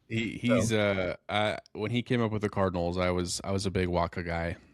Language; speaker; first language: English; native; English